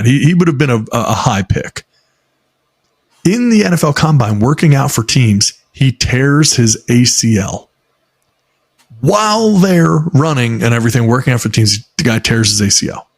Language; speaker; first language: English; native; English